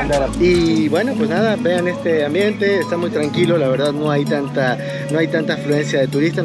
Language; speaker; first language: Spanish; native; Spanish